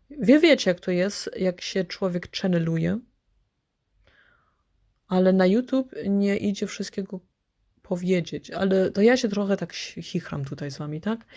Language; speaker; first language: Polish; early bilingual, heritage; Polish